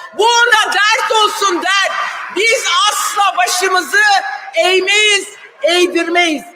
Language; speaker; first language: Turkish; non-native, local second language; Kurdish